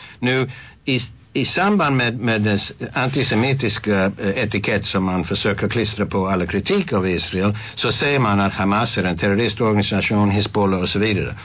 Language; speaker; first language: Swedish; non-native, fluent; English